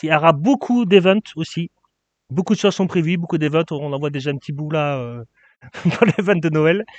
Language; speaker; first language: French; native; French